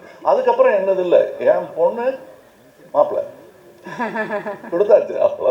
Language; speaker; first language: Tamil; native; Tamil